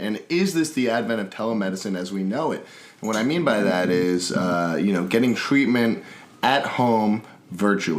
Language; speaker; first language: English; native; English